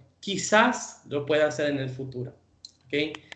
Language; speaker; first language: Spanish; native; Spanish